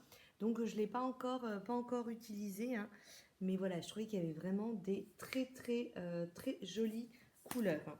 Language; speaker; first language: French; native; French